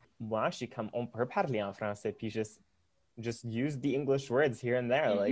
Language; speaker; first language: French; non-native, local second language; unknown